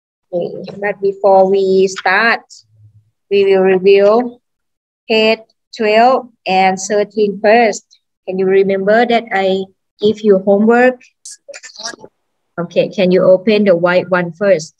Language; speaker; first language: English; non-native, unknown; Thai